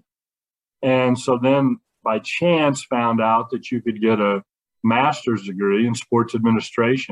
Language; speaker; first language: English; native; English